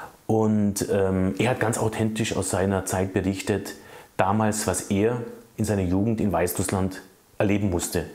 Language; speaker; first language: German; native; German